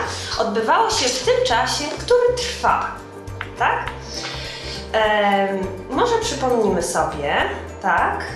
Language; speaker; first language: Polish; non-native, fluent; Ukrainian